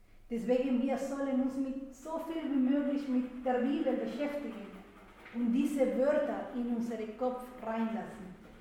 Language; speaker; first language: German; non-native, fluent; Spanish